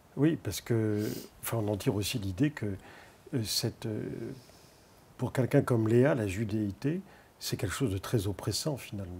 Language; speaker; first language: French; native; French